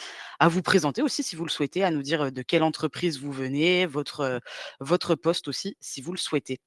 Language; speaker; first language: French; native; French